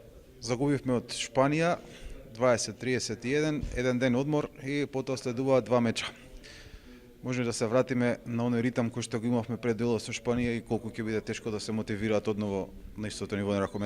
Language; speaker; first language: Macedonian; native; Macedonian